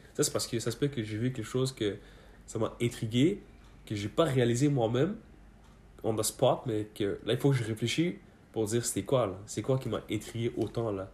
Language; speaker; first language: French; early bilingual, other home language; Persian